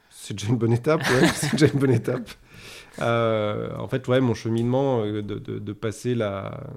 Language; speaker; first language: French; native; French